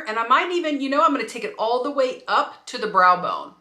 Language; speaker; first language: English; native; English